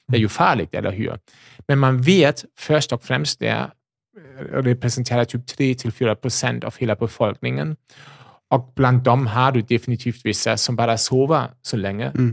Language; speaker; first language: Swedish; non-native, fluent; German